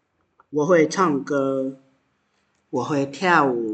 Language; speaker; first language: Chinese; non-native, fluent; Indonesian